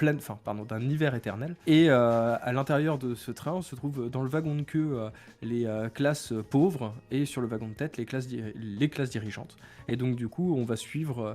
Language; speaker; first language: French; native; French